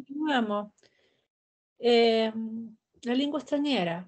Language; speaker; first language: Italian; non-native, learner; Spanish